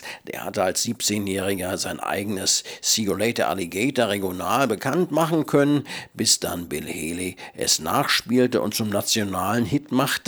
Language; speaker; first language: German; native; German